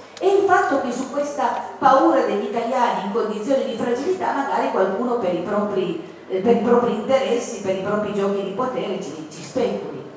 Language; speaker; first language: Italian; native; Italian